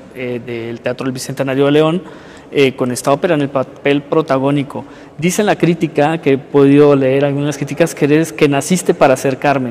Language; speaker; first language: Spanish; native; Spanish